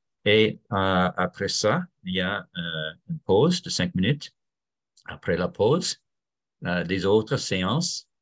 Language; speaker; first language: French; non-native, fluent; English